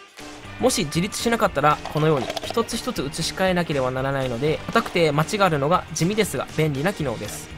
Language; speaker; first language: Japanese; native; Japanese